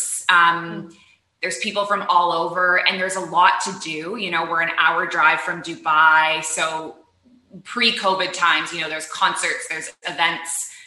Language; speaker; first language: English; native; English